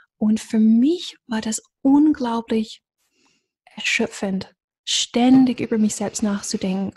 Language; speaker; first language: German; non-native, fluent; English